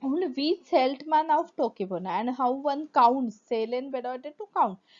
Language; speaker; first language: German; non-native, fluent; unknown